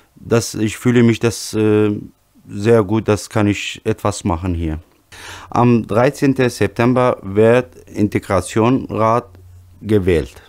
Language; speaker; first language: German; non-native, learner; Kurdish